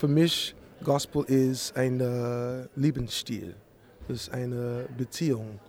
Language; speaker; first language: German; non-native, learner; English